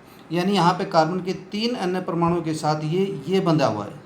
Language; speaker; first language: Hindi; native; Hindi